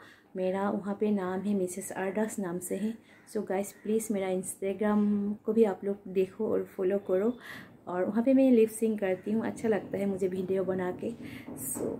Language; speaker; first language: Hindi; non-native, local second language; Bangla